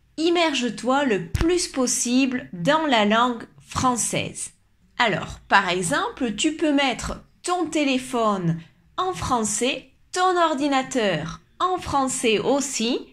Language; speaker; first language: French; native; French